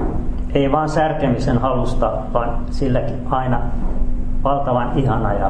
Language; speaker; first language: Finnish; native; Finnish